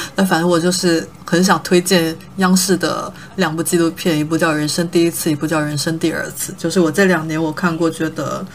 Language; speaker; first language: Chinese; native; Chinese